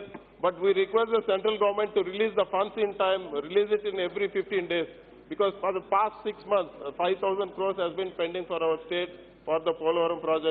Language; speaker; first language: English; non-native, local second language; Telugu